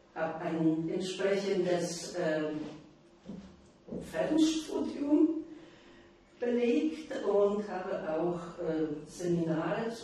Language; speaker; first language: German; non-native, fluent; Polish